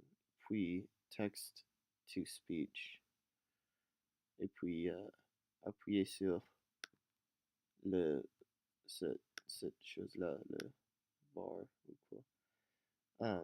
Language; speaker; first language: French; non-native, learner; English